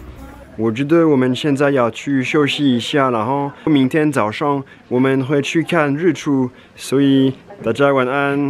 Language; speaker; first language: Chinese; non-native, fluent; French